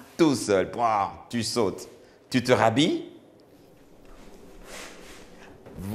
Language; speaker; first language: French; native; French